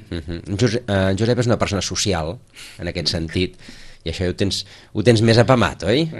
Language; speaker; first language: Catalan; native; Catalan